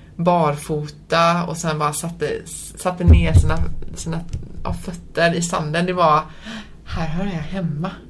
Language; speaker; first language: Swedish; early bilingual, other home language; Polish